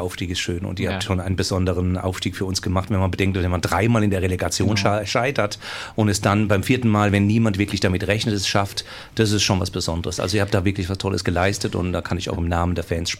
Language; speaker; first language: German; native; German